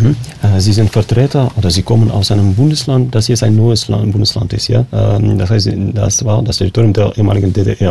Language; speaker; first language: German; non-native, fluent; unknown